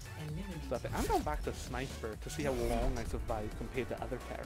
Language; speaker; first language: English; native; English